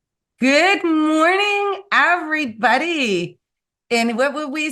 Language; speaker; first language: English; native; English